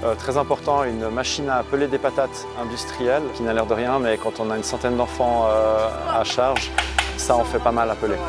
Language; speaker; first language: French; native; French